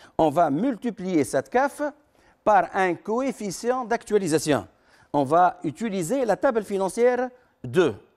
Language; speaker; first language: French; non-native, local second language; Arabic